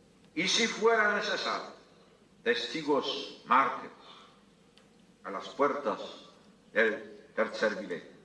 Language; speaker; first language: Spanish; non-native, fluent; Polish